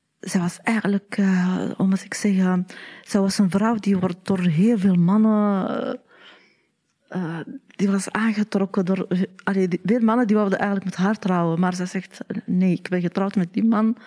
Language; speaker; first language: Dutch; non-native, learner; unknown